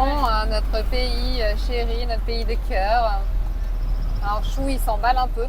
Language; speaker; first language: French; native; French